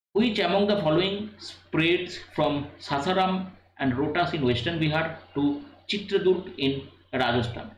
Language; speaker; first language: English; non-native, local second language; Bangla